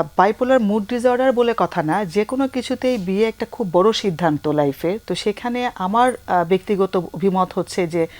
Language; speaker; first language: Bangla; native; Bangla